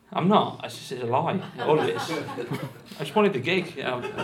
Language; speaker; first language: English; native; English